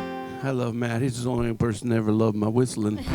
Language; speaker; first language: English; native; English